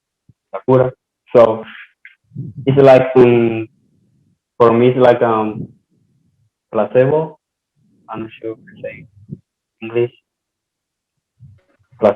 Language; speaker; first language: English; non-native, learner; Spanish